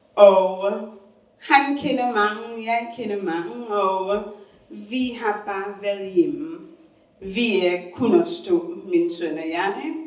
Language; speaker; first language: Danish; non-native, fluent; English